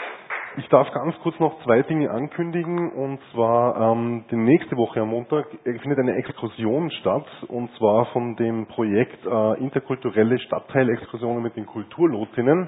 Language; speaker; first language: German; native; German